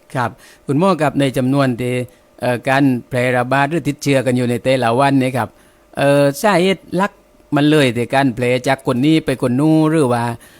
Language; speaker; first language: Thai; native; Thai